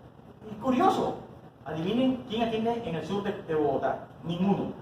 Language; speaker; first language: Spanish; native; Spanish